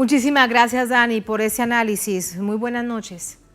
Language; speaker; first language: Spanish; native; Spanish